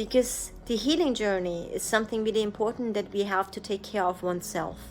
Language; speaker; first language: English; non-native, fluent; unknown